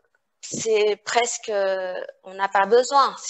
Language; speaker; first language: French; non-native, fluent; Vietnamese